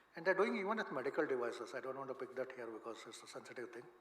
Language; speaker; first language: English; non-native, local second language; Kannada